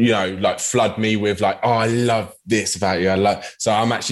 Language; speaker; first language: English; native; English